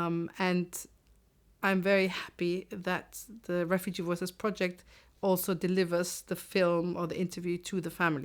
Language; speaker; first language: English; non-native, fluent; German